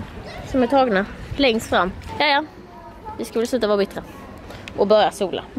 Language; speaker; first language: Swedish; native; Swedish